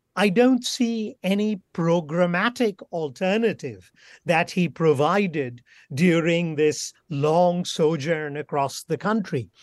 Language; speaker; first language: English; non-native, local second language; Bangla